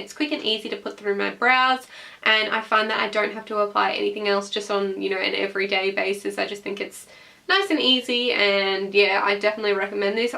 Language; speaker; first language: English; native; English